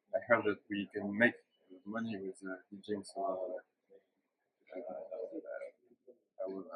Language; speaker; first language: English; non-native, learner; French